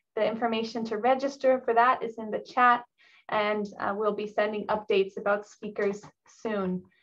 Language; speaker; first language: English; native; English